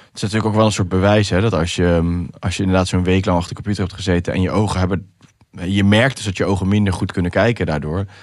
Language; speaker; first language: Dutch; early bilingual, other home language; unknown